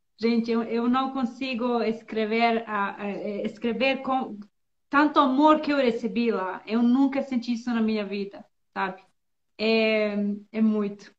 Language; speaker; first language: Portuguese; non-native, learner; Bosnian